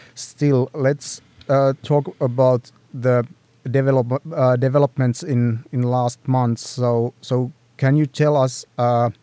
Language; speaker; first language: English; non-native, fluent; Finnish